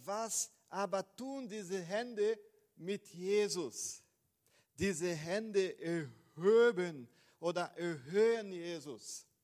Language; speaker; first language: German; non-native, fluent; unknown